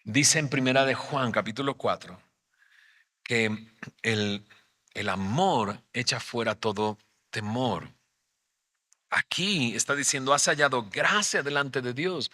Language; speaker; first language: Spanish; native; Spanish